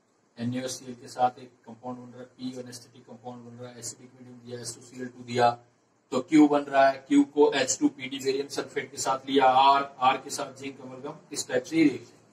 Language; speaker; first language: Hindi; native; Hindi